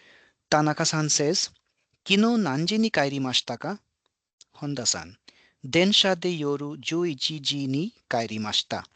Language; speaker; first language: Japanese; non-native, fluent; Hindi